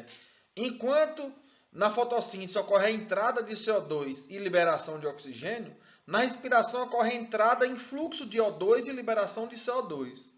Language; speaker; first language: Portuguese; native; Portuguese